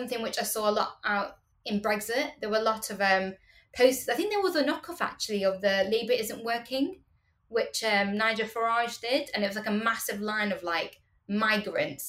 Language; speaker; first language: English; native; English